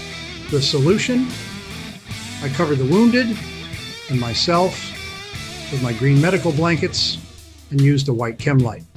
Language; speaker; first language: English; native; English